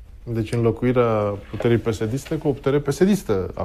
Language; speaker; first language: Romanian; native; Romanian